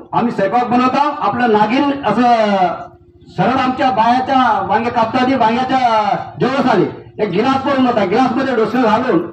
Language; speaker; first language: Marathi; non-native, local second language; Gondi